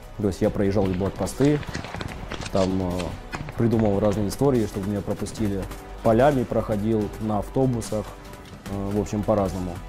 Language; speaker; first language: Russian; native; Russian